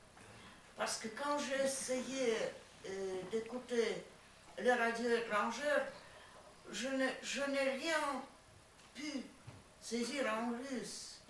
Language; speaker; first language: French; non-native, fluent; Russian